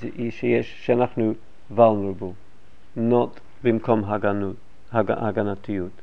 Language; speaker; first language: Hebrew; non-native, fluent; English